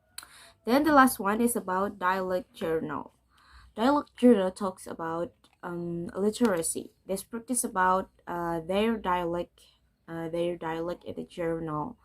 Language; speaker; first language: English; non-native, learner; Indonesian